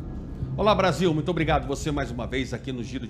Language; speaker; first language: Portuguese; native; Portuguese